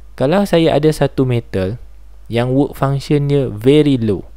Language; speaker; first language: English; non-native, local second language; Malay